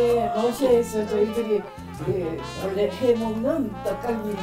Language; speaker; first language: Korean; early bilingual, heritage; Korean